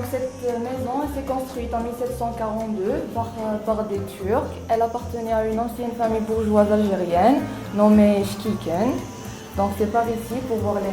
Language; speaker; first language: French; non-native, local second language; Arabic